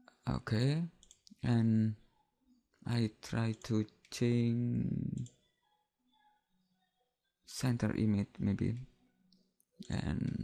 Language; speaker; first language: English; non-native, learner; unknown